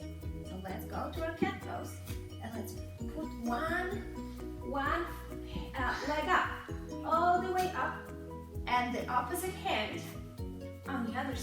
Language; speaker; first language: English; non-native, fluent; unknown